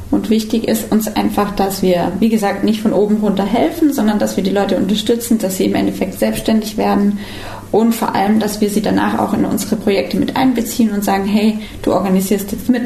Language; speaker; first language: German; native; German